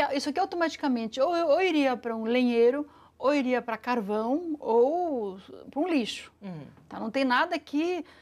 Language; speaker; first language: Portuguese; early bilingual, other home language; Italian